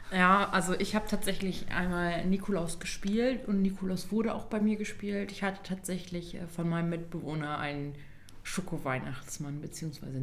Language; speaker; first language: German; native; German